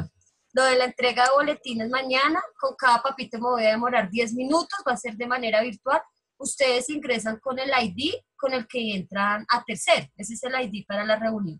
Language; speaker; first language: Spanish; native; Spanish